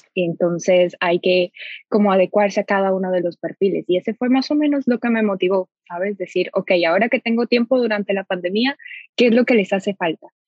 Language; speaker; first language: Spanish; native; Spanish